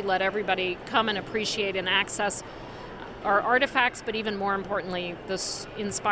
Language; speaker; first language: English; native; English